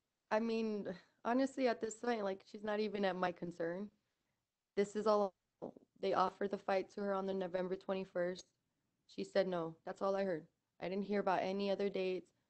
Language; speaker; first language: English; early bilingual, other home language; Spanish